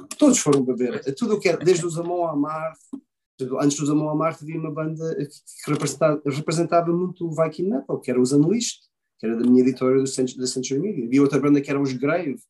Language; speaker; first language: Portuguese; early bilingual, heritage; Portuguese